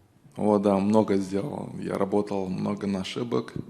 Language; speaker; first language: Russian; non-native, local second language; Romanian